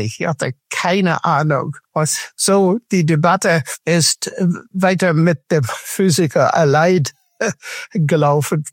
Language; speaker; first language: German; non-native, fluent; English